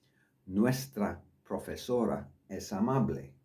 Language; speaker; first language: Spanish; non-native, fluent; English